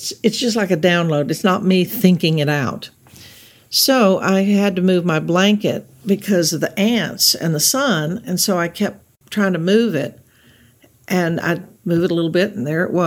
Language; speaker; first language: English; native; English